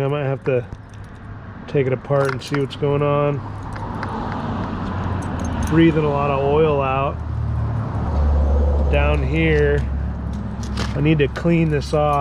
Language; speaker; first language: English; native; English